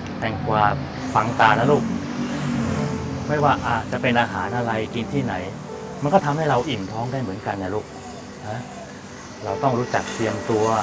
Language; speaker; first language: Thai; native; Thai